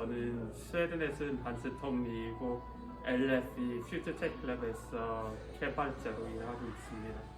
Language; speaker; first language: Korean; non-native, fluent; Swedish